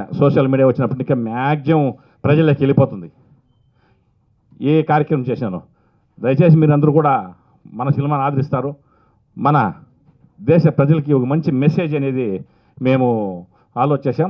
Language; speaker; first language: Telugu; native; Telugu